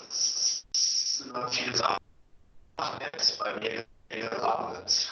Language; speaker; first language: German; non-native, fluent; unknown